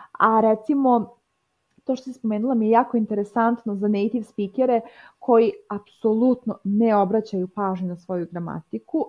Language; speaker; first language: Serbian; native; Serbian